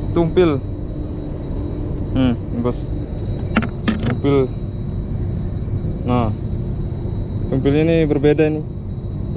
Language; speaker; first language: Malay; non-native, local second language; Javanese